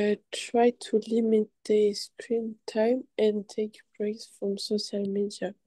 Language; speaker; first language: English; non-native, learner; French